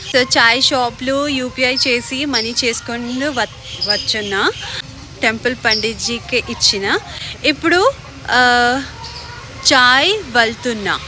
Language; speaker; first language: Telugu; non-native, learner; Kannada